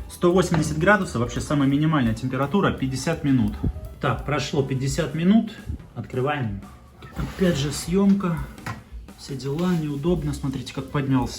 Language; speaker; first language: Russian; native; Russian